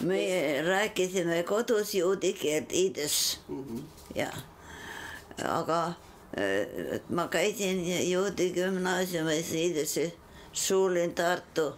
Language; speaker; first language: Estonian; non-native, local second language; Yiddish